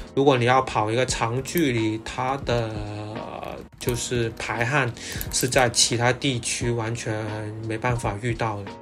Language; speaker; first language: Chinese; non-native, local second language; Cantonese